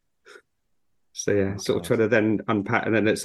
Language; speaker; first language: English; native; English